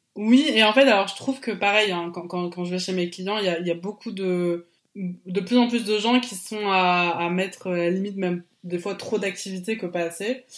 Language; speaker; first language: French; native; French